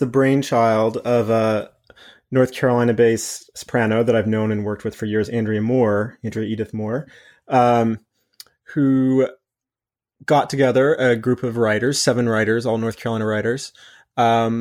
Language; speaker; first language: English; native; English